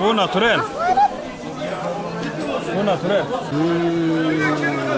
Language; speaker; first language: Turkish; native; Turkish